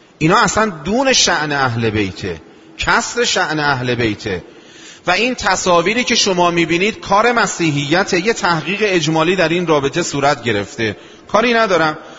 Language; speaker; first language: Persian; non-native, local second language; Azerbaijani